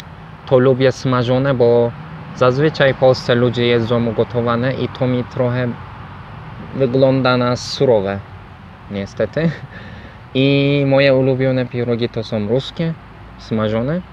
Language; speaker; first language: Polish; non-native, fluent; Turkish